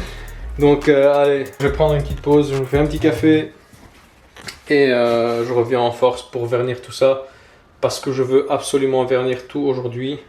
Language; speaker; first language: French; native; French